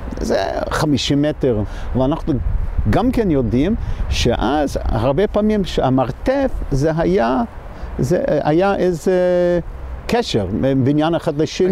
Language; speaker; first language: Hebrew; non-native, fluent; English